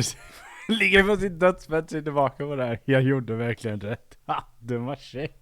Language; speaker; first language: Swedish; native; Swedish